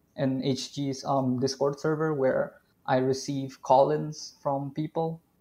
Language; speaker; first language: English; non-native, fluent; Indonesian